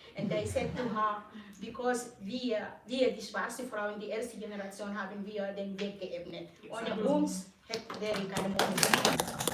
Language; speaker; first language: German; non-native, fluent; Arabic